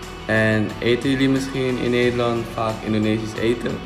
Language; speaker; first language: Dutch; non-native, fluent; Indonesian